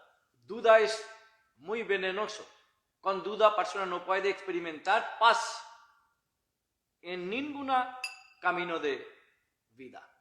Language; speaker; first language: Spanish; non-native, learner; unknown